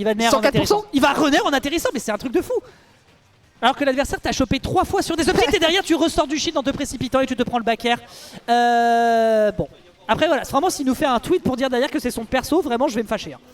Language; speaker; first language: French; native; French